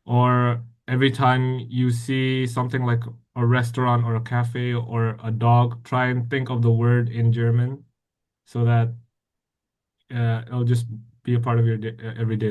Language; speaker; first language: English; non-native, fluent; Indonesian